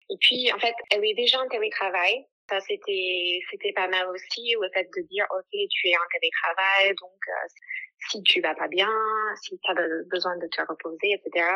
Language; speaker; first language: French; non-native, fluent; English